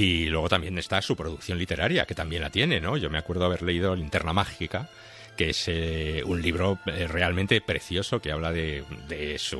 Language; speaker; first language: Spanish; native; Spanish